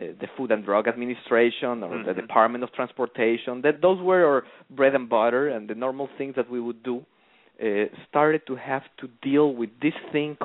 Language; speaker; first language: English; non-native, fluent; Spanish